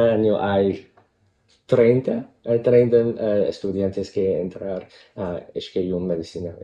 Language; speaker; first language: Spanish; non-native, learner; Cantonese